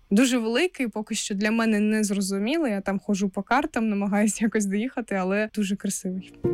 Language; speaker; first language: Ukrainian; non-native, local second language; Russian